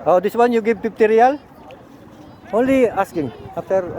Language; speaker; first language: English; non-native, learner; Filipino